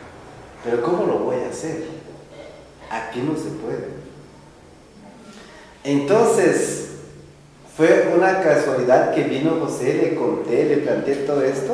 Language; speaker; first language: Spanish; non-native, local second language; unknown